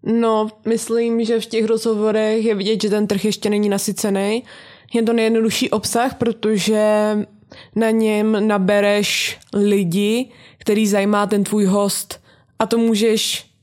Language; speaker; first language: Czech; native; Czech